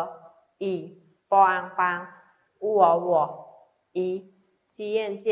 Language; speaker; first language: Chinese; non-native, fluent; Khmer